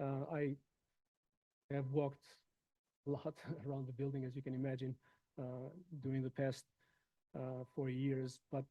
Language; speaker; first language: English; non-native, fluent; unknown